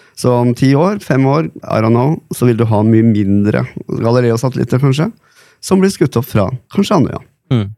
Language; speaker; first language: Norwegian; native; Norwegian